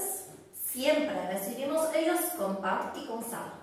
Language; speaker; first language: Spanish; non-native, fluent; Polish